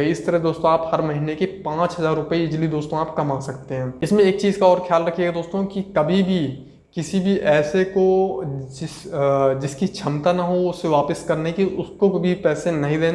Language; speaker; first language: Hindi; native; Hindi